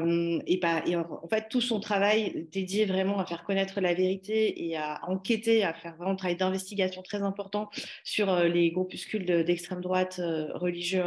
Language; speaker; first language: French; native; French